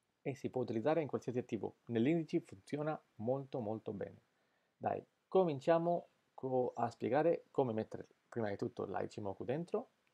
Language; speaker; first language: Italian; non-native, fluent; Spanish